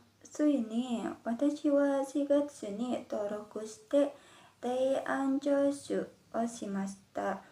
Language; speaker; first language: Japanese; non-native, learner; Indonesian